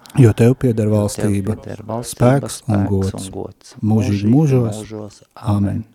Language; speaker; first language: Latvian; native; Latvian